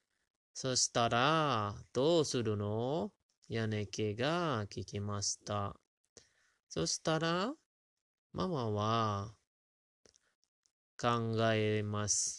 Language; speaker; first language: Japanese; non-native, learner; Indonesian